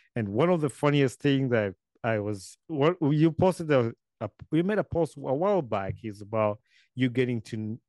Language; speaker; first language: English; non-native, local second language; Ganda